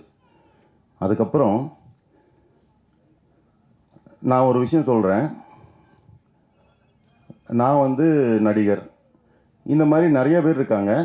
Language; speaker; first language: Tamil; native; Tamil